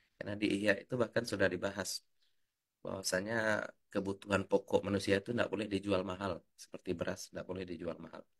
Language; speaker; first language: Indonesian; non-native, local second language; Minangkabau